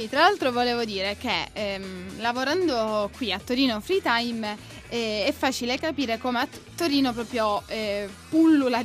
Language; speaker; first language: Italian; native; Italian